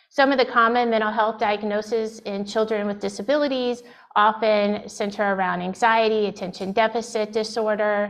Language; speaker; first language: English; native; English